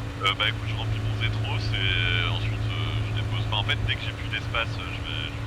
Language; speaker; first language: French; native; French